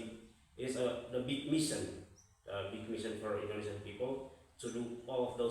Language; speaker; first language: English; non-native, fluent; Indonesian